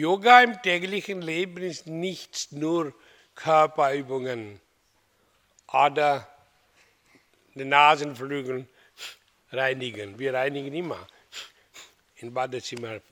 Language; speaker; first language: German; non-native, fluent; Hindi